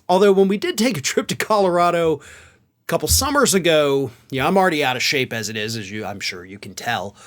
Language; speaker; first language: English; native; English